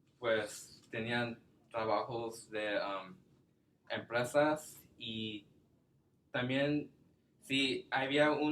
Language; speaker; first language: Spanish; non-native, learner; English